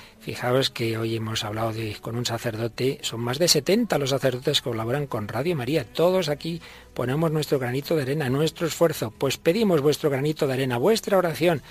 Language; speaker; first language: Spanish; native; Spanish